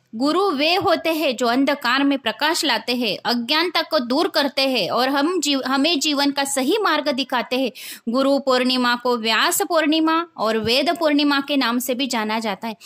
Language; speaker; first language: Hindi; non-native, local second language; Marathi